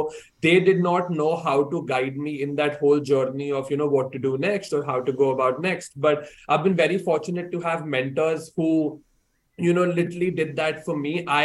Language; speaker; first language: English; non-native, local second language; Hindi